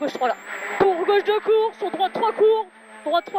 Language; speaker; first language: French; native; French